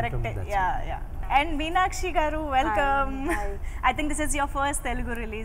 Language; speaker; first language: Telugu; native; Telugu